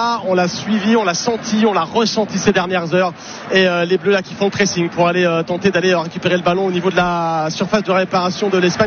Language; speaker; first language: French; native; French